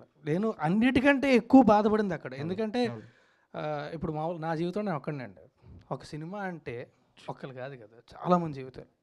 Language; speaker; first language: Telugu; native; Telugu